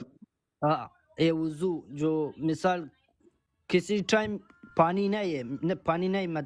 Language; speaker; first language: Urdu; non-native, learner; Persian